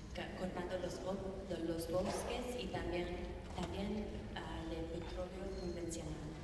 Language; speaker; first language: Spanish; non-native, learner; English